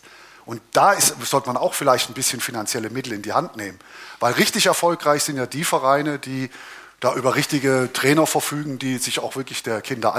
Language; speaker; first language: German; native; German